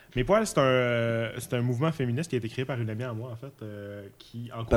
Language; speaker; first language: French; native; French